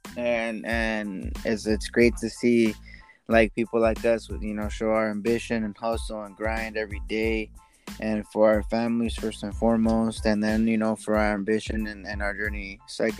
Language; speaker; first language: English; native; English